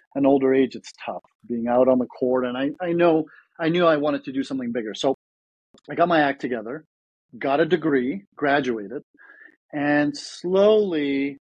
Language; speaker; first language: English; early bilingual, other home language; Russian